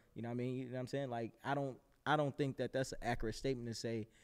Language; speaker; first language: English; native; English